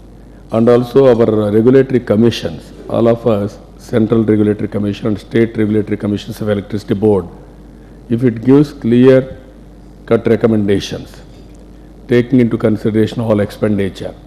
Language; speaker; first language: English; non-native, local second language; Telugu